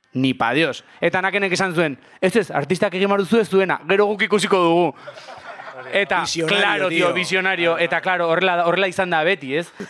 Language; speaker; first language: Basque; non-native, local second language; Spanish